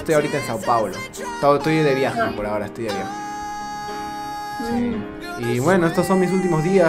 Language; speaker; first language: Spanish; native; Spanish